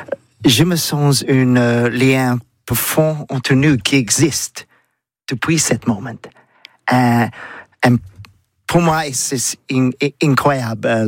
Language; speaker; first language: French; non-native, learner; English